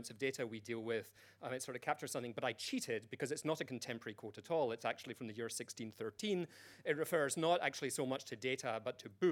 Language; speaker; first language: English; native; English